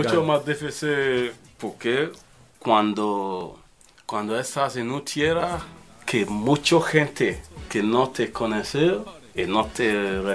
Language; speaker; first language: Spanish; non-native, learner; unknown